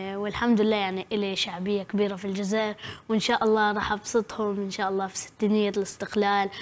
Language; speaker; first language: Arabic; native; Arabic